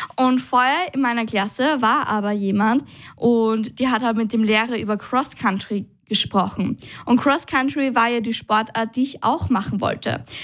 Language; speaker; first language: German; native; German